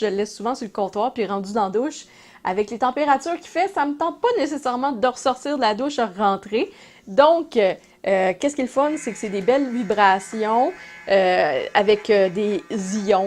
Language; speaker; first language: French; native; French